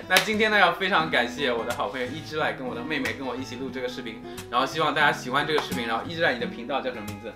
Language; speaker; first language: Chinese; non-native, fluent; Korean